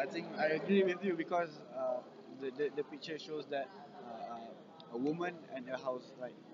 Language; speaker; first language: English; non-native, learner; Malay